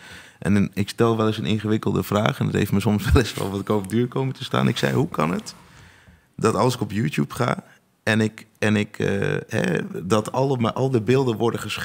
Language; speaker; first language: Dutch; native; Dutch